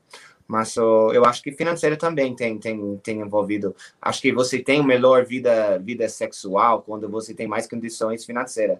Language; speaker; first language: Portuguese; non-native, learner; English